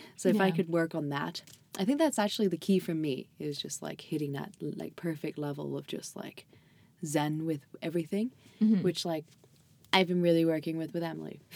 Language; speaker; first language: English; native; English